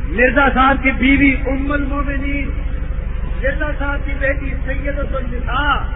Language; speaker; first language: Urdu; non-native, local second language; Punjabi